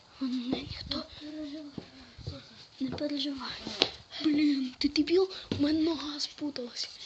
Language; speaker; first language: Ukrainian; native; Ukrainian